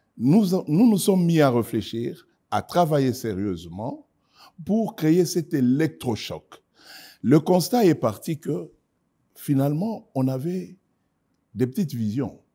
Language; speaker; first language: French; non-native, local second language; Lingala